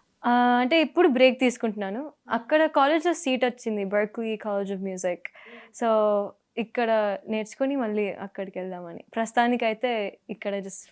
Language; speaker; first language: Telugu; early bilingual, heritage; Telugu